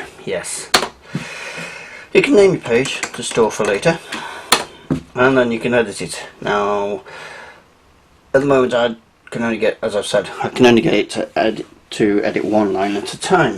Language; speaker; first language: English; native; English